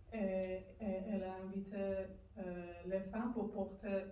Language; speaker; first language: French; non-native, learner; Persian